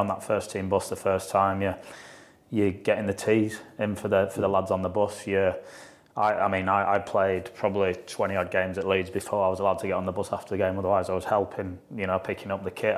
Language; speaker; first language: English; native; English